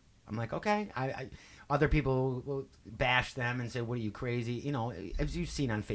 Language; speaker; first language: English; native; English